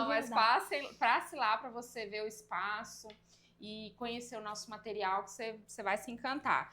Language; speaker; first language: Portuguese; native; Portuguese